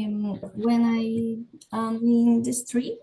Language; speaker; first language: English; non-native, learner; Spanish